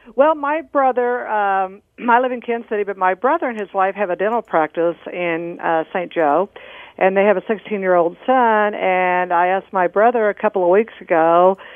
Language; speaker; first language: English; native; English